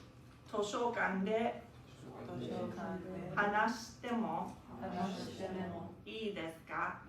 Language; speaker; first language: Japanese; non-native, fluent; English